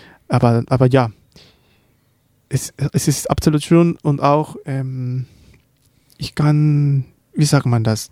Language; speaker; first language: German; non-native, learner; Spanish